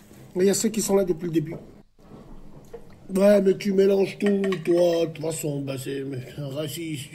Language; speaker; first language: French; native; French